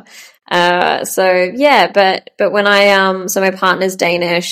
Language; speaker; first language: English; native; English